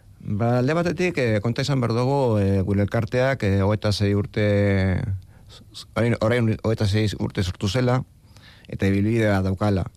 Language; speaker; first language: Basque; native; Basque